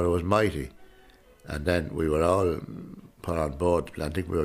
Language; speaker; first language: English; native; English